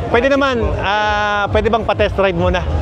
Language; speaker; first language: Filipino; native; Filipino